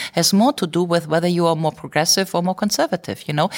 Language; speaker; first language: English; non-native, fluent; German